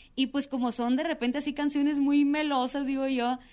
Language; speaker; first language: Spanish; native; Spanish